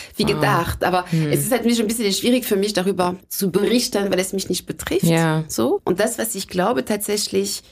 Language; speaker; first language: German; non-native, fluent; French